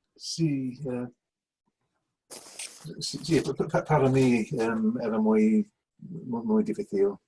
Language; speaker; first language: Spanish; non-native, learner; English